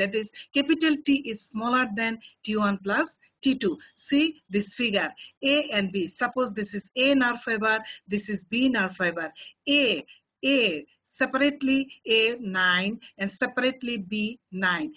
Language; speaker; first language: English; non-native, local second language; Bangla